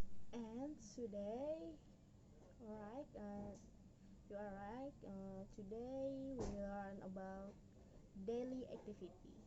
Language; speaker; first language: English; non-native, learner; Indonesian